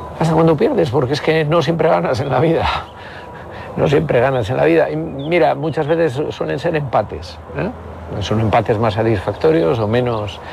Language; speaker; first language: Spanish; native; Spanish